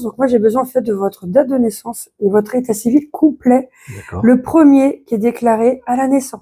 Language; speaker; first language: French; native; French